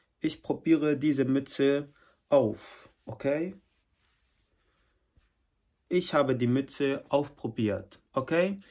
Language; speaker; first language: German; non-native, fluent; Arabic